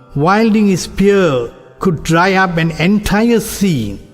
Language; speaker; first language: English; non-native, local second language; Tamil